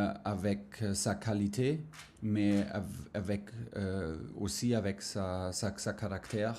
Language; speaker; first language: French; non-native, fluent; German